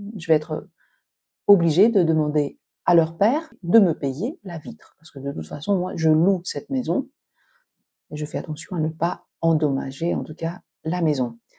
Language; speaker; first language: French; native; French